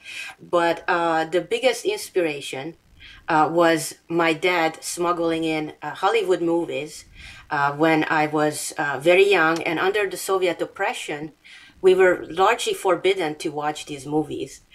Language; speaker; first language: English; non-native, fluent; Hungarian